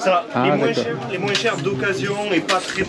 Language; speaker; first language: French; native; French